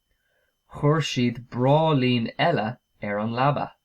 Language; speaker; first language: Irish; non-native, local second language; English